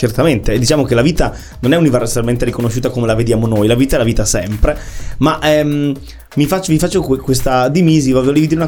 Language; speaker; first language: Italian; native; Italian